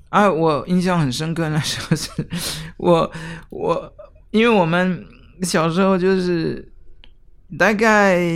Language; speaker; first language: Chinese; non-native, fluent; French